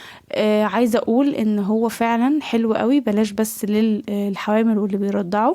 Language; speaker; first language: Arabic; native; Arabic